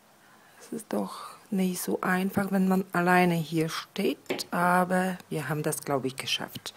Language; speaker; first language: German; non-native, fluent; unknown